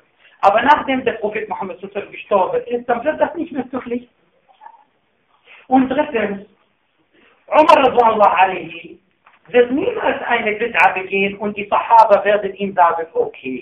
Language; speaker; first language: German; non-native, fluent; Arabic